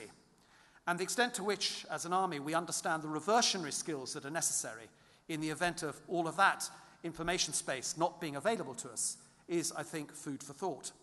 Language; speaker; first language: English; native; English